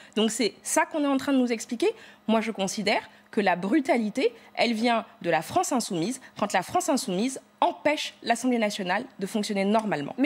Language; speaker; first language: French; native; French